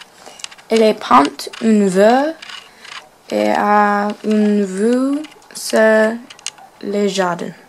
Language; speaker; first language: French; non-native, learner; English